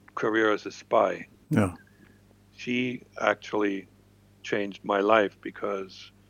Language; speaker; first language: English; non-native, fluent; German